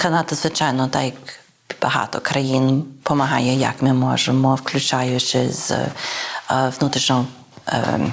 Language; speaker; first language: Ukrainian; early bilingual, heritage; Ukrainian